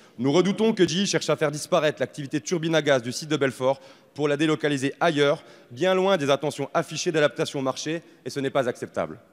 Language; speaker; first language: French; native; French